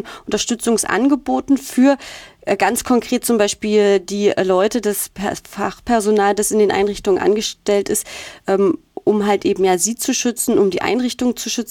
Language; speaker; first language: German; native; German